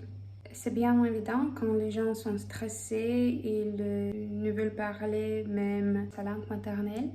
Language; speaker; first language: French; non-native, fluent; Russian